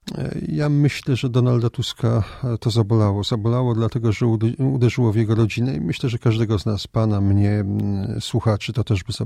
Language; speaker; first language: Polish; native; Polish